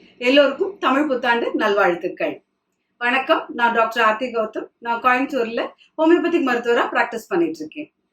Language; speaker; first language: Tamil; non-native, local second language; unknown